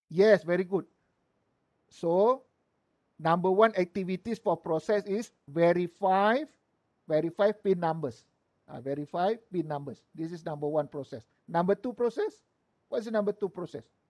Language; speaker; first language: English; non-native, local second language; Malay